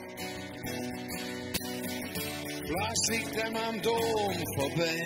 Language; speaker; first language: German; native; German